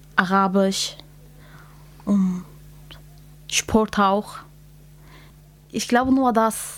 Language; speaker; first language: German; non-native, learner; Kurdish